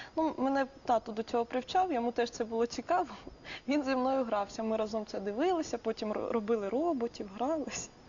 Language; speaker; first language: Ukrainian; native; Ukrainian